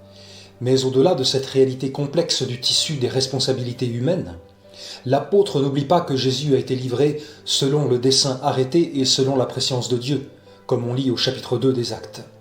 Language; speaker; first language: French; native; French